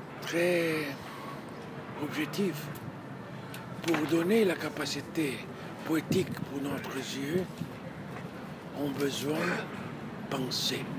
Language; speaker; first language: French; non-native, learner; Portuguese